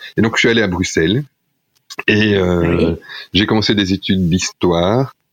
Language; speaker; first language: French; native; French